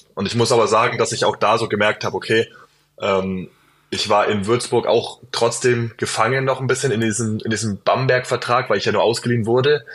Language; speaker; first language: German; native; German